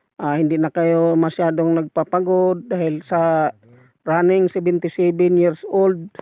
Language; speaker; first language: Filipino; non-native, local second language; Cebuano